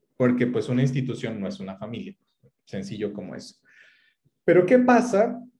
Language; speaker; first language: Spanish; native; Spanish